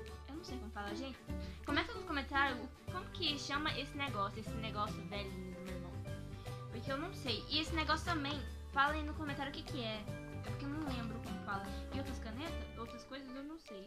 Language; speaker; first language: Portuguese; early bilingual, heritage; Portuguese